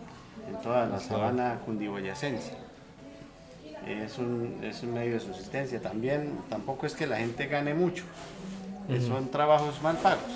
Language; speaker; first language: Spanish; native; Spanish